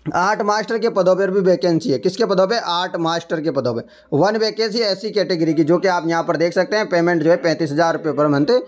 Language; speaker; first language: Hindi; native; Hindi